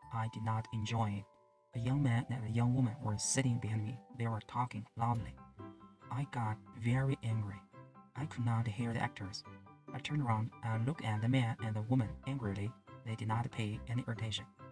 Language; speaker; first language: English; non-native, learner; Chinese